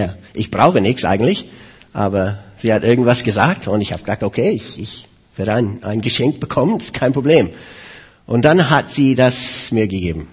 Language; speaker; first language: German; non-native, fluent; English